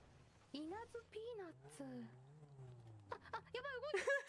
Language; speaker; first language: Japanese; native; Japanese